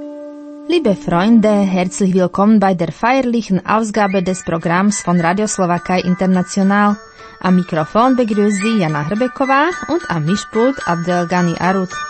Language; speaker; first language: German; non-native, fluent; Slovak